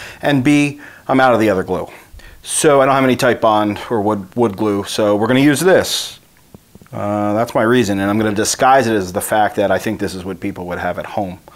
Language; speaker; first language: English; native; English